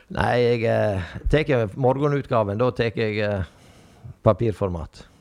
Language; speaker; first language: Norwegian; native; Norwegian